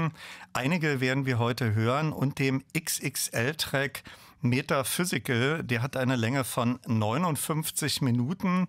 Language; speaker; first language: German; native; German